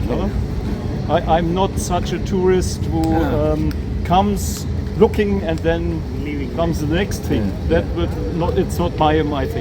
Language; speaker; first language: English; non-native, learner; German